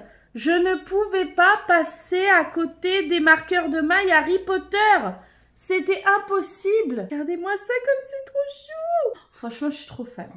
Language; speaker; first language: French; native; French